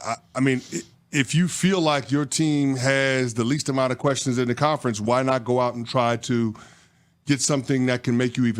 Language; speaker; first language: English; native; English